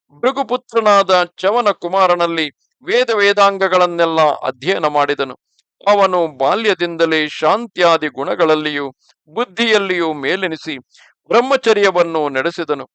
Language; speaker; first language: Kannada; native; Kannada